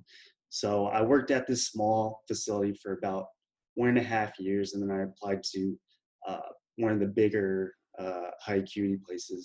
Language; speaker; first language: English; native; English